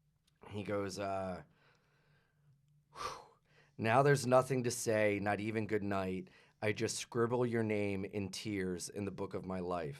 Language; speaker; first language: English; native; English